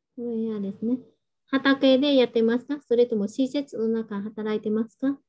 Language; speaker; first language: Japanese; non-native, fluent; Vietnamese